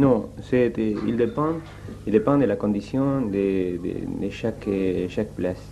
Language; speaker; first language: French; non-native, fluent; Spanish